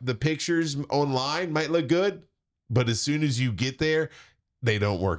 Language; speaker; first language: English; native; English